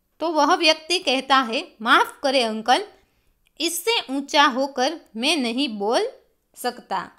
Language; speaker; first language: Hindi; non-native, local second language; Gujarati